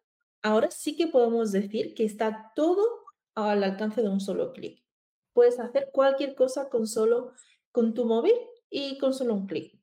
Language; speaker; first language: Spanish; early bilingual, other home language; Chinese